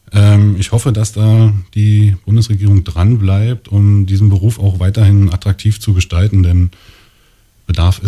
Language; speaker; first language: German; native; German